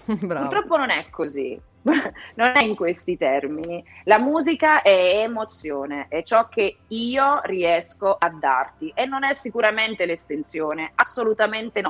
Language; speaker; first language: Italian; native; Italian